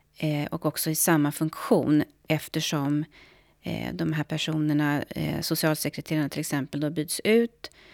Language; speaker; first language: Swedish; native; Swedish